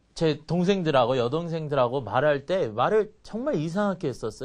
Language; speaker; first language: Korean; early bilingual, heritage; Korean